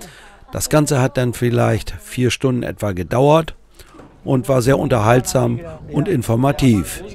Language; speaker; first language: German; native; German